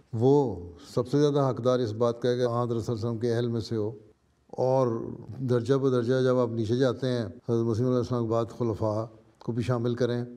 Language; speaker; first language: Urdu; native; Urdu